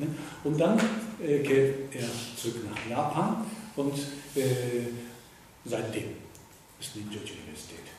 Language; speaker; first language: German; non-native, fluent; Japanese